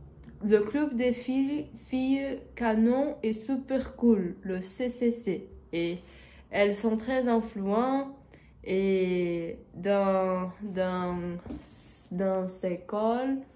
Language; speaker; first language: French; non-native, learner; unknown